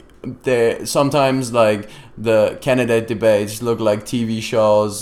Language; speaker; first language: English; non-native, fluent; German